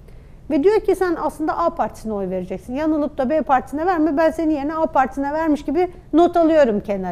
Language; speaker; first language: Turkish; native; Turkish